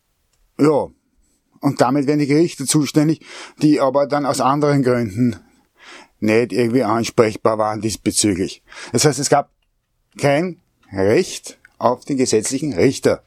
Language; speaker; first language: German; native; German